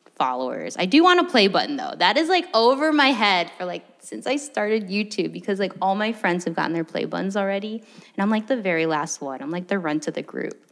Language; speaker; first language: English; early bilingual, other home language; Filipino